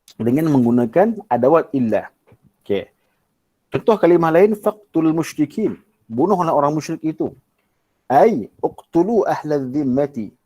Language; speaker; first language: Malay; native; Malay